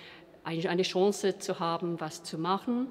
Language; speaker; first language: German; non-native, fluent; English